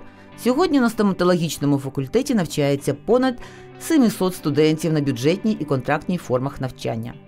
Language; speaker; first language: Ukrainian; native; Ukrainian